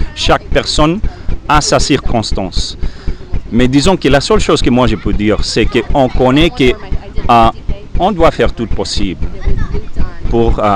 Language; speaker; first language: French; non-native, fluent; English